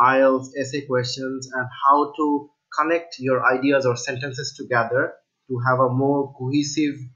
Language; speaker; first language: English; non-native, local second language; Bangla